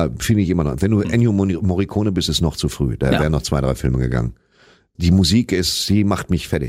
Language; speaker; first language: German; native; German